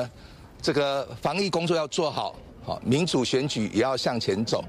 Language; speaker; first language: Chinese; native; Chinese